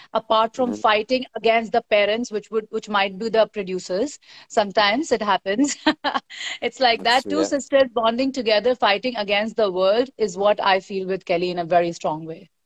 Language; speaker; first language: English; non-native, local second language; Hindi